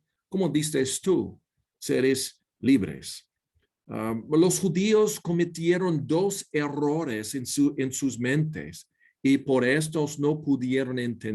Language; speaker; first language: Spanish; non-native, learner; English